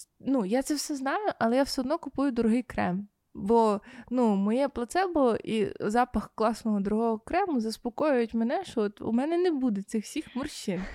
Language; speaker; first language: Ukrainian; native; Ukrainian